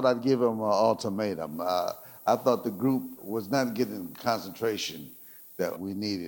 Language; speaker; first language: English; native; English